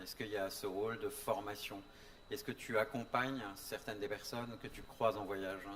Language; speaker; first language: French; native; French